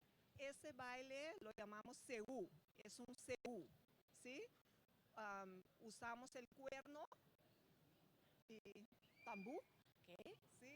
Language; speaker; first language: Spanish; non-native, fluent; Papiamento